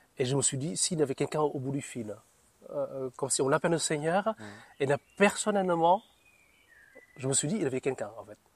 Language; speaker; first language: French; non-native, fluent; Vietnamese